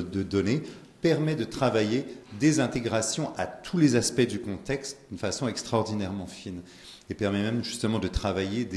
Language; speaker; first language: French; native; French